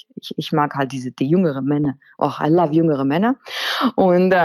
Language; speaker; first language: German; non-native, fluent; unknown